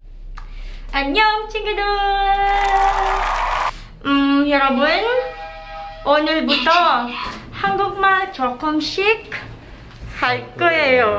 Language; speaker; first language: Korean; non-native, learner; Filipino